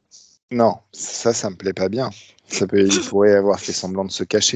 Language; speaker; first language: French; native; French